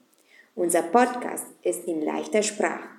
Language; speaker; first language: German; non-native, fluent; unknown